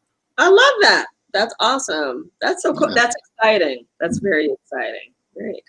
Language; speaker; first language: English; native; English